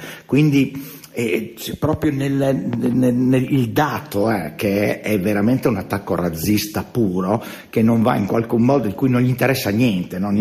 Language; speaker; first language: Italian; native; Italian